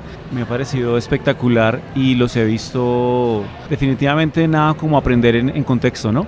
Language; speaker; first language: Spanish; native; Spanish